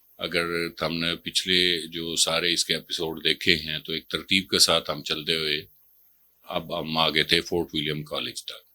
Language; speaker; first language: Urdu; non-native, local second language; Haryanvi